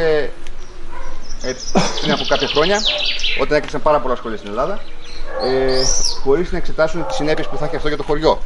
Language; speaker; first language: Greek; native; Greek